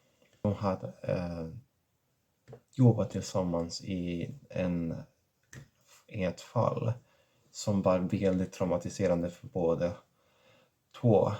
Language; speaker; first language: Swedish; non-native, fluent; Catalan